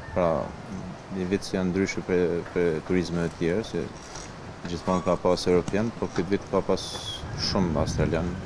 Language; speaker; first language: Albanian; native; Albanian